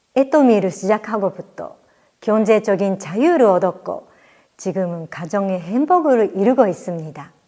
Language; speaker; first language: Korean; non-native, fluent; Japanese